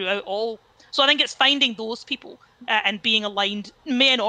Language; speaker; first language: English; native; English